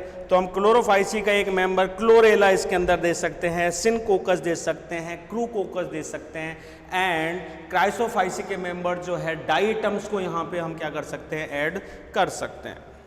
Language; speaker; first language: Hindi; native; Hindi